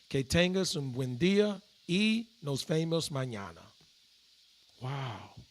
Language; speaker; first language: Spanish; non-native, learner; English